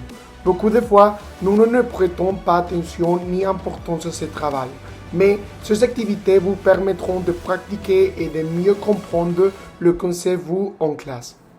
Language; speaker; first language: French; non-native, learner; Spanish